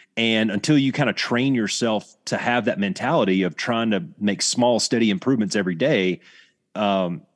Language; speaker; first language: English; native; English